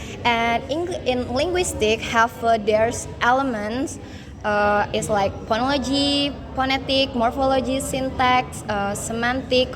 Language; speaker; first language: English; non-native, learner; Indonesian